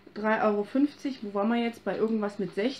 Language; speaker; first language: German; native; German